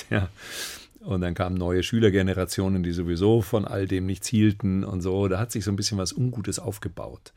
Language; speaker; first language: German; native; German